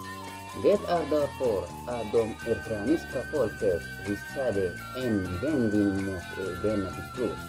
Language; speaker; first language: Swedish; non-native, learner; Tigrinya